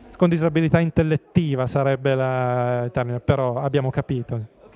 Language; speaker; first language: Italian; native; Italian